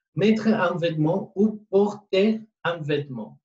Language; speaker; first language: French; non-native, learner; Spanish